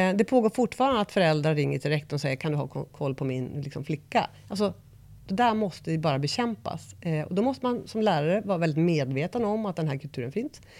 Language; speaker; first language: Swedish; native; Swedish